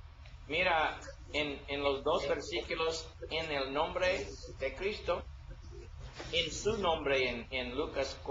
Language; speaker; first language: Spanish; non-native, learner; English